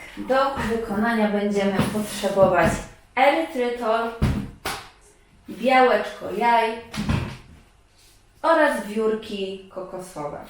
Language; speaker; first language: Polish; native; Polish